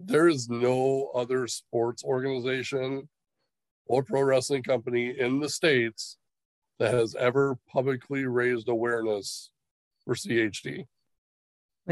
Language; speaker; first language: English; native; English